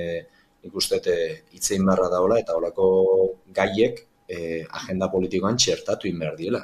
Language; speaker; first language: Basque; native; Basque